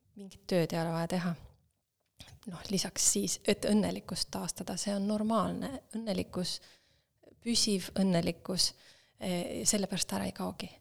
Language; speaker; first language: Estonian; native; Estonian